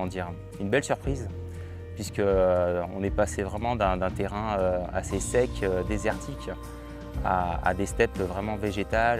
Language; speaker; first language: French; native; French